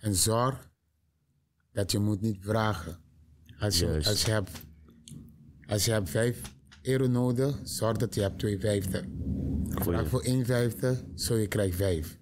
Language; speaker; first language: Dutch; non-native, learner; Papiamento